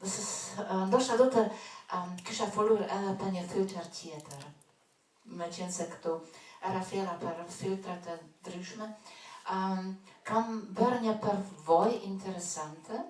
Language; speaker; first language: Albanian; non-native, fluent; German